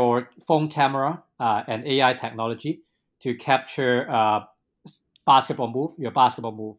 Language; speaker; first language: English; non-native, local second language; Cantonese